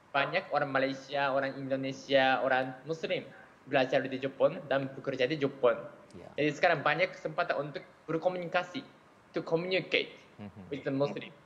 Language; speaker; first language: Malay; non-native, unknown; Japanese